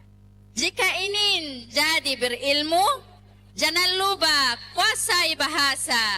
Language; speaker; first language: Indonesian; non-native, learner; Arabic